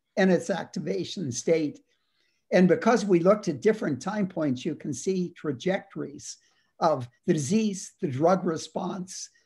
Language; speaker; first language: English; native; English